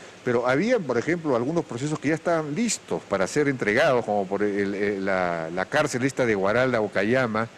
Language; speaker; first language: Spanish; native; Spanish